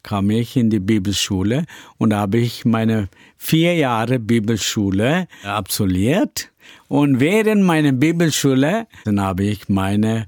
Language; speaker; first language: German; non-native, learner; Tamil